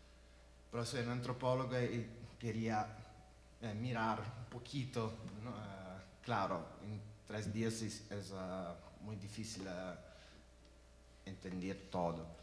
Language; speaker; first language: Spanish; non-native, learner; Italian